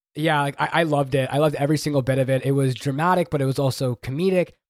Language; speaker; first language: English; early bilingual, other home language; Hindi